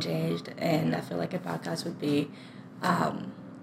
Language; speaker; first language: English; non-native, fluent; French